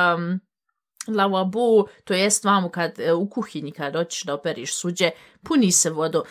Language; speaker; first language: Bosnian; early bilingual, heritage; Bosnian